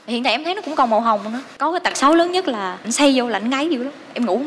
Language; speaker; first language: Vietnamese; native; Vietnamese